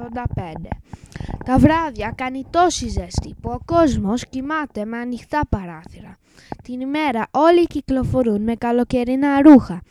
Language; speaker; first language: Greek; non-native, fluent; English